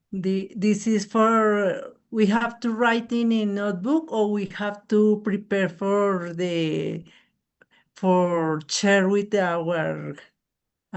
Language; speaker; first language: English; non-native, learner; Spanish